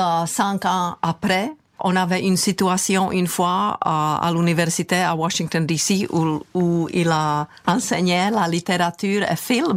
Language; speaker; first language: French; non-native, fluent; Czech